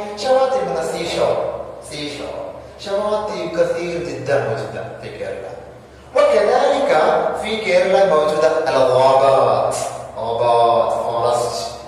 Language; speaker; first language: Arabic; non-native, fluent; Malayalam